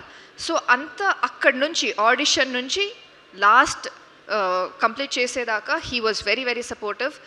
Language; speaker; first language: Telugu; non-native, learner; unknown